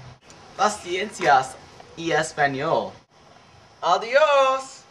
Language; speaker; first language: Spanish; non-native, learner; English